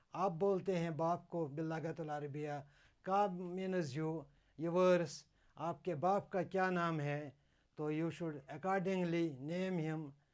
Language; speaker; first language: Urdu; non-native, local second language; Kashmiri